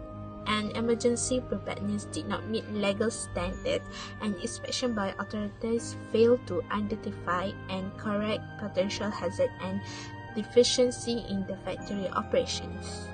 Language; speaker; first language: English; non-native, local second language; Malay